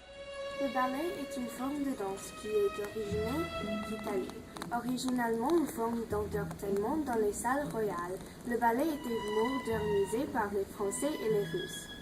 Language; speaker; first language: French; non-native, learner; English